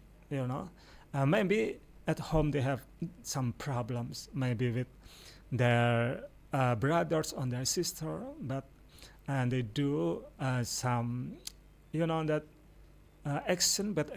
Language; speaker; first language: English; non-native, fluent; Indonesian